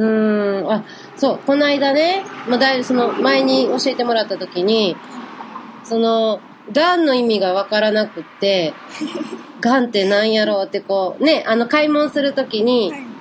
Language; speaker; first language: Japanese; native; Japanese